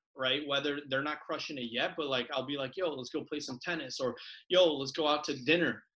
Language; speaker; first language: English; early bilingual, other home language; Spanish